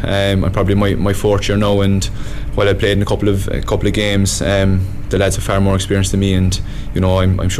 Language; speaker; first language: English; native; English